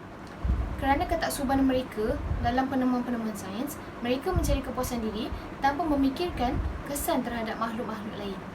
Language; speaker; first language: Malay; native; Malay